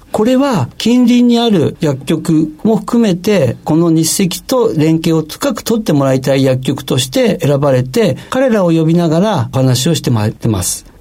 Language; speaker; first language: Japanese; native; Japanese